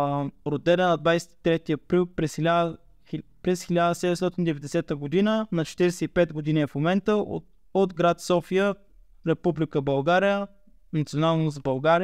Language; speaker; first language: Bulgarian; native; Bulgarian